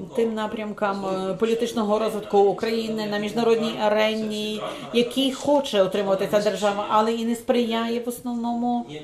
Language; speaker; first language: Ukrainian; non-native, fluent; Polish